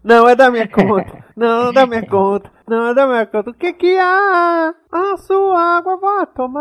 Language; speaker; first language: Portuguese; native; Portuguese